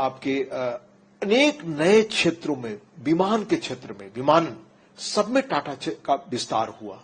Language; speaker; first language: Hindi; native; Hindi